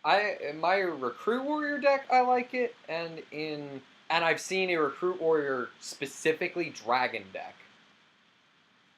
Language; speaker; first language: English; native; English